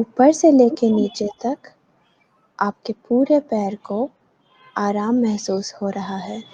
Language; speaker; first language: Hindi; native; Hindi